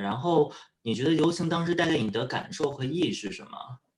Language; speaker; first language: Chinese; native; Chinese